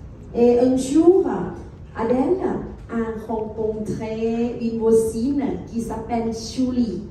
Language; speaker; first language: French; non-native, fluent; Thai